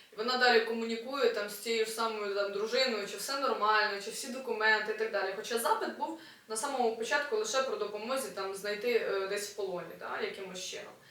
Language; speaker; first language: Ukrainian; native; Ukrainian